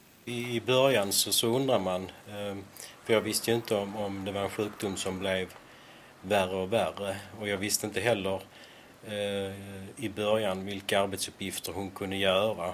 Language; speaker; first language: Swedish; native; Swedish